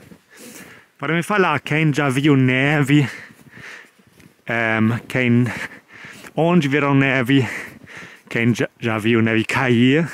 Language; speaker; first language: Portuguese; non-native, fluent; German